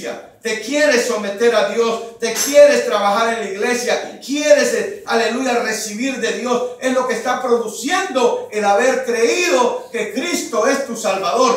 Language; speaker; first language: Spanish; native; Spanish